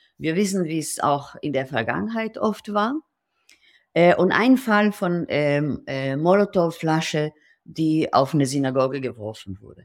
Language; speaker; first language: German; non-native, fluent; Hebrew